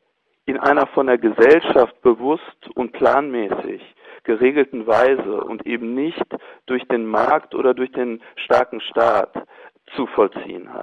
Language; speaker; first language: German; native; German